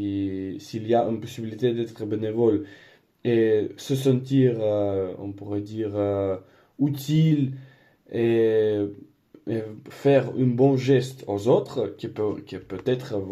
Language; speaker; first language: French; non-native, learner; Spanish